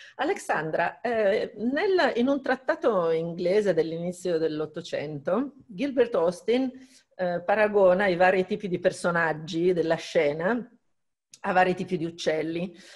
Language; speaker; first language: Italian; native; Italian